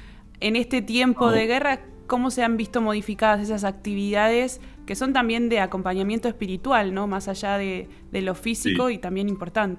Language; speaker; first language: Spanish; native; Spanish